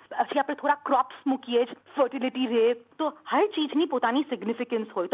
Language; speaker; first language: Gujarati; early bilingual, heritage; Gujarati